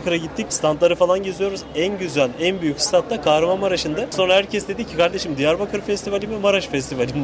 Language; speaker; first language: Turkish; native; Turkish